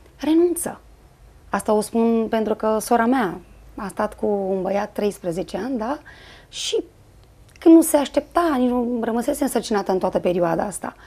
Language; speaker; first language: Romanian; native; Romanian